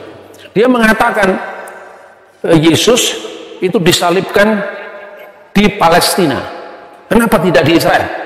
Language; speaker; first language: Indonesian; native; Indonesian